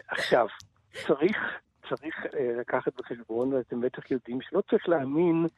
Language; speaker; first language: Hebrew; native; Hebrew